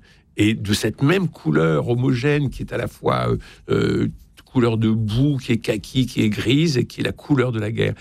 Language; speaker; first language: French; native; French